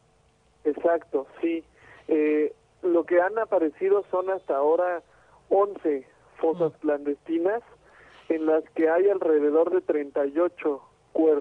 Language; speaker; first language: Spanish; native; Spanish